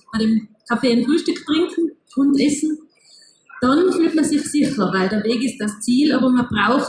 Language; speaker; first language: German; native; German